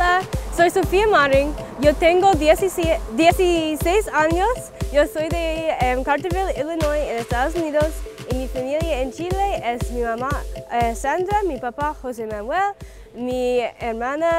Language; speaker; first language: Spanish; non-native, learner; English